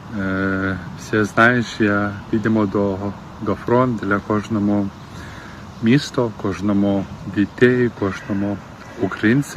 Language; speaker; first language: Ukrainian; non-native, learner; Lithuanian